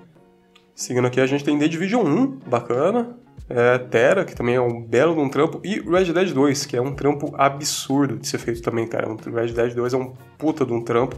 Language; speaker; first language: Portuguese; native; Portuguese